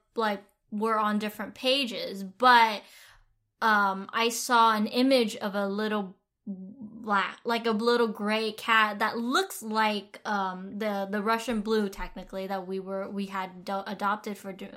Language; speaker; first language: English; non-native, fluent; Vietnamese